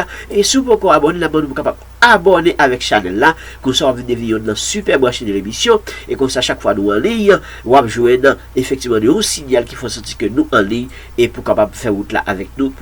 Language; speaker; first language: French; non-native, local second language; Haitian Creole